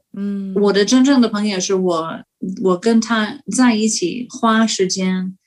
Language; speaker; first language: Chinese; non-native, fluent; English